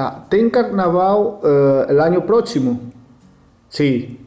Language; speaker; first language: Portuguese; non-native, learner; Spanish